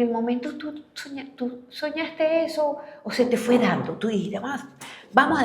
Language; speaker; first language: Spanish; native; Spanish